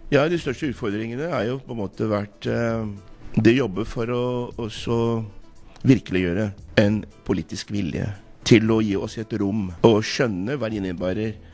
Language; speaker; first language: Norwegian; non-native, fluent; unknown